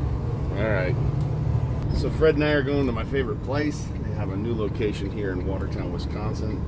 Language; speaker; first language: English; native; English